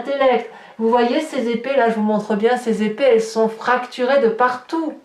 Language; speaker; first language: French; native; French